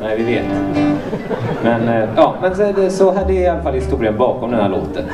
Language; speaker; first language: Swedish; native; Swedish